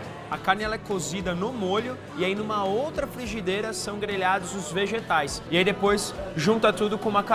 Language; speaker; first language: Portuguese; native; Portuguese